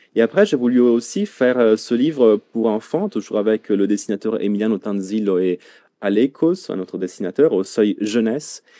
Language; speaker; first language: French; non-native, fluent; Italian